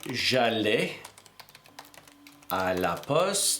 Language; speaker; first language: French; non-native, fluent; English